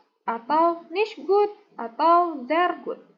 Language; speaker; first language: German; non-native, learner; Indonesian